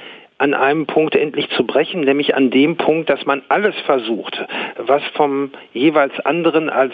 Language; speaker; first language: German; native; German